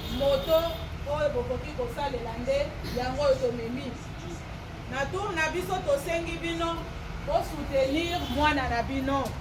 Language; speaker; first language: Lingala; native; Lingala